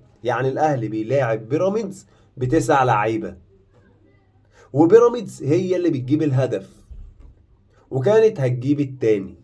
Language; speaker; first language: Arabic; native; Arabic